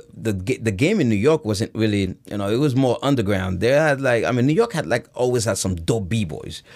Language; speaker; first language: English; early bilingual, other home language; Haitian Creole